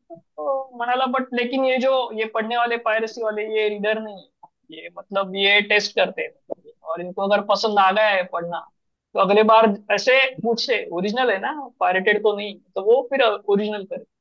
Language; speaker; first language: Hindi; non-native, local second language; Marathi